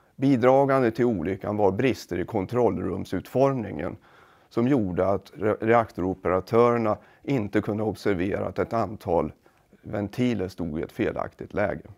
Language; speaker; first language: Swedish; native; Swedish